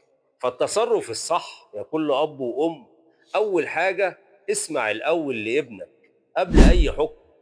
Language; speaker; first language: Arabic; native; Arabic